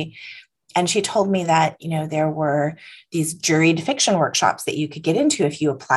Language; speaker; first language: English; native; English